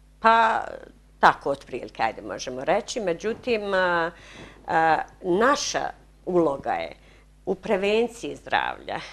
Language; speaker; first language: Bosnian; native; Bosnian